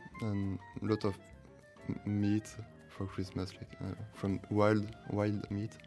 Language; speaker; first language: English; non-native, learner; French